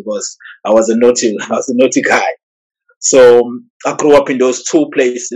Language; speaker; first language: English; non-native, local second language; Zulu